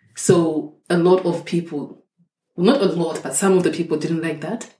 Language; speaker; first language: English; non-native, local second language; Shona